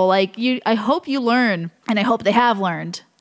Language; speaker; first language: English; early bilingual, other home language; Spanish